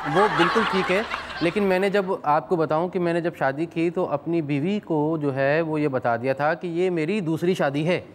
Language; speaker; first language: Urdu; native; Urdu